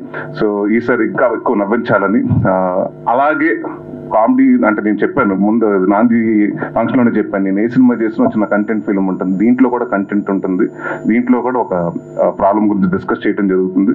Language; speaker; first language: Telugu; native; Telugu